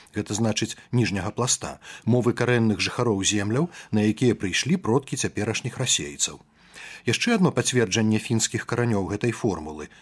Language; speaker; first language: Belarusian; native; Belarusian